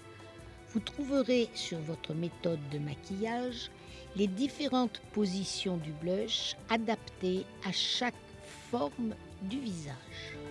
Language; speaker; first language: French; native; French